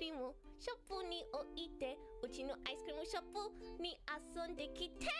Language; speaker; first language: Japanese; non-native, learner; English